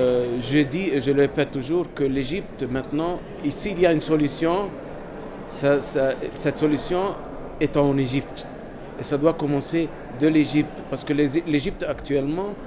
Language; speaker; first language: French; non-native, fluent; Arabic